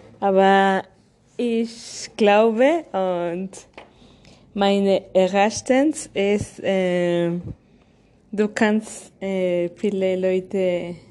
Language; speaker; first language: German; non-native, learner; Spanish